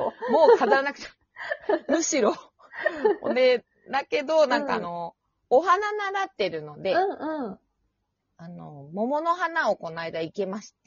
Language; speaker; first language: Japanese; native; Japanese